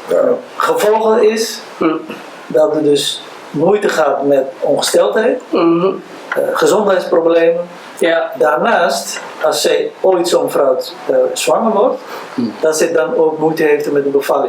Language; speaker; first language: Dutch; non-native, local second language; Somali